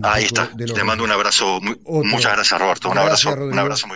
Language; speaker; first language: Spanish; native; Spanish